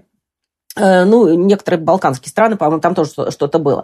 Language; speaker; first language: Russian; native; Russian